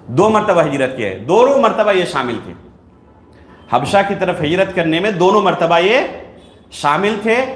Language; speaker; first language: Urdu; native; Urdu